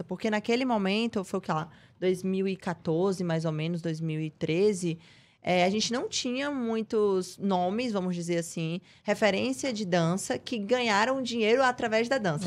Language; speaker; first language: Portuguese; native; Portuguese